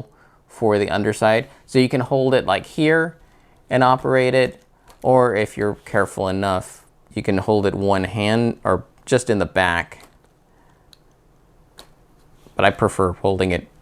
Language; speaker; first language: English; native; English